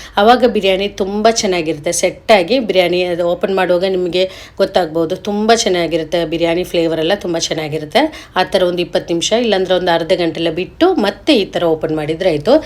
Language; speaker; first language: Kannada; non-native, local second language; Malayalam